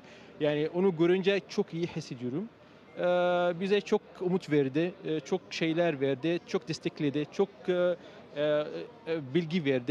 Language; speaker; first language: Turkish; non-native, learner; Arabic